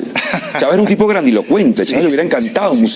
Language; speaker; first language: Spanish; native; Spanish